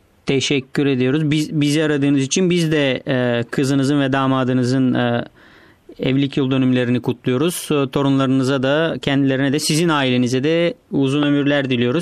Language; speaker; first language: Turkish; native; Turkish